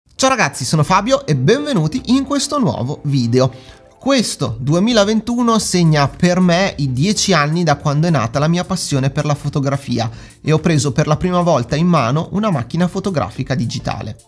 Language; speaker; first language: Italian; native; Italian